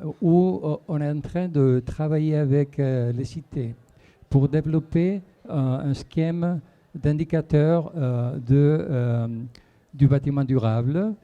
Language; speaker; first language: French; non-native, fluent; Spanish